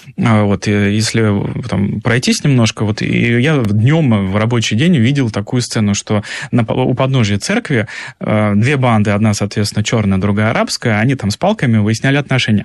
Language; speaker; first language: Russian; native; Russian